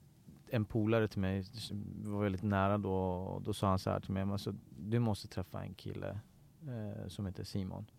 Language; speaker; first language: Swedish; early bilingual, other home language; Persian